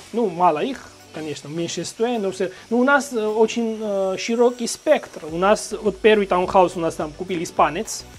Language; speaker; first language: Russian; non-native, fluent; Georgian